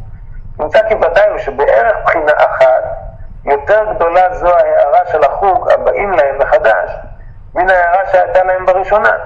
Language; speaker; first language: Hebrew; native; Hebrew